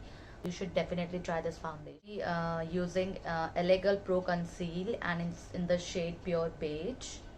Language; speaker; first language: English; non-native, local second language; Hindi